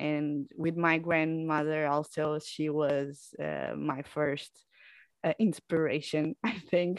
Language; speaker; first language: English; non-native, fluent; Portuguese